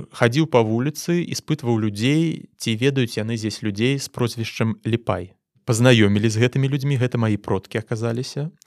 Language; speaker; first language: Belarusian; non-native, local second language; Russian